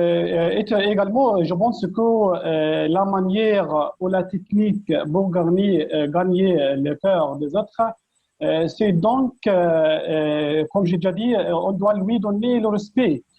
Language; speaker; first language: French; non-native, fluent; Arabic